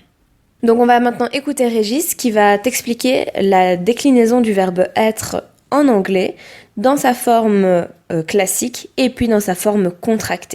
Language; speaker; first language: French; native; French